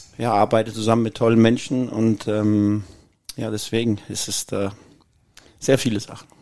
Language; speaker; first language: German; non-native, fluent; Danish